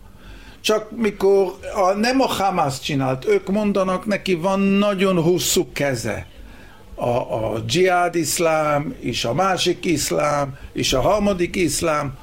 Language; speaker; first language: Hungarian; early bilingual, heritage; Hebrew